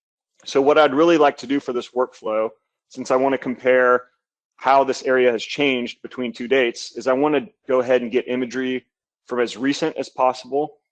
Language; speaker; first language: English; native; English